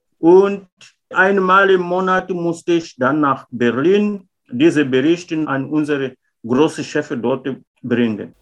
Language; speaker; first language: German; non-native, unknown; Portuguese